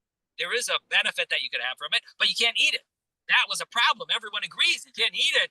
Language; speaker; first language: English; native; English